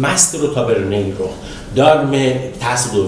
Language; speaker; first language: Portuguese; non-native, learner; Persian